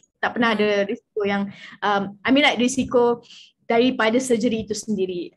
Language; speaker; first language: Malay; native; Malay